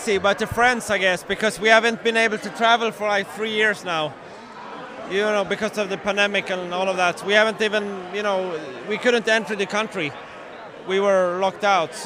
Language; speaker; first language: English; non-native, fluent; Swedish